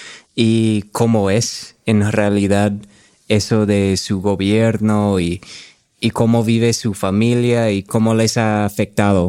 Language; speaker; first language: Spanish; non-native, fluent; English